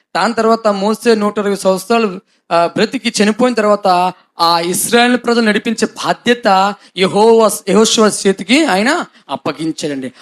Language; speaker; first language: Telugu; non-native, local second language; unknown